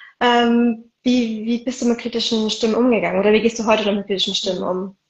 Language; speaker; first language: German; early bilingual, other home language; Arabic